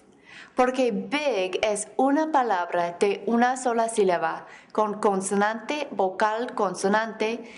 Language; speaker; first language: Spanish; non-native, fluent; English